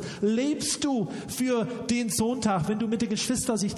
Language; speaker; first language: German; non-native, fluent; English